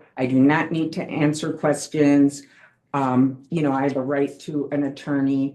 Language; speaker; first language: English; native; English